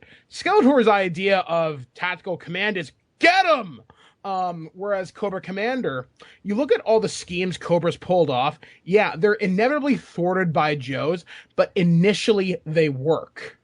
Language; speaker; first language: English; native; English